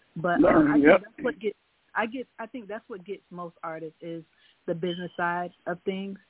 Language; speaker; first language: English; native; English